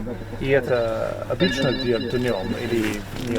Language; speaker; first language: Russian; non-native, fluent; English